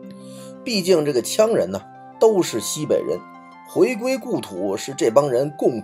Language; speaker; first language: Chinese; native; Chinese